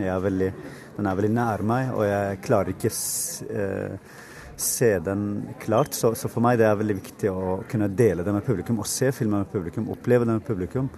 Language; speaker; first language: Norwegian; non-native, fluent; Kurdish